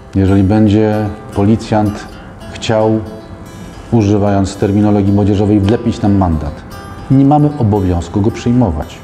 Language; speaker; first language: Polish; native; Polish